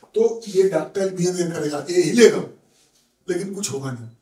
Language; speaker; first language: Hindi; non-native, local second language; Bangla